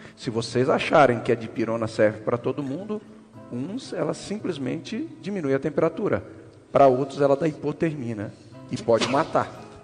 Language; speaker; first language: Portuguese; native; Portuguese